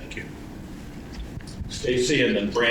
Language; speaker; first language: English; native; English